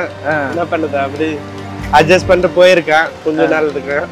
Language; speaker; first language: Tamil; non-native, learner; Hindi